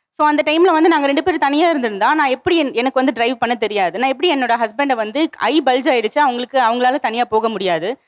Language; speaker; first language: Tamil; native; Tamil